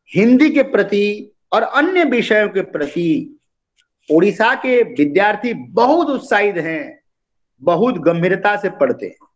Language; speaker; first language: Hindi; non-native, local second language; Odia